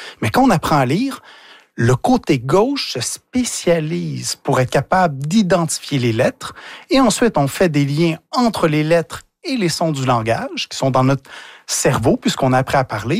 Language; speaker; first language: French; native; French